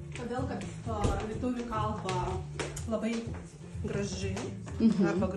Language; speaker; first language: Lithuanian; non-native, learner; Russian